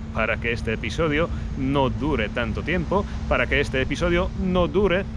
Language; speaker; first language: Spanish; non-native, fluent; Polish